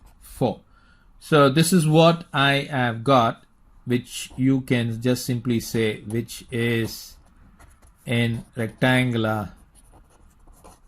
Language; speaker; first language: English; non-native, local second language; Tamil